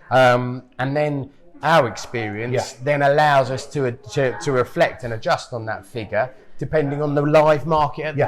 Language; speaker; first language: English; native; English